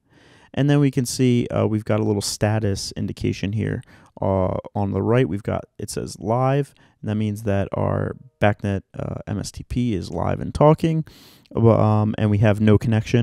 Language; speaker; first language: English; native; English